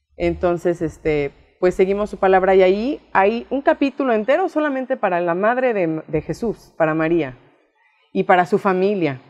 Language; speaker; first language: Spanish; native; Spanish